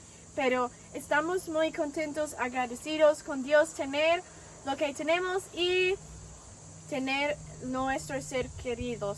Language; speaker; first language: Spanish; non-native, fluent; English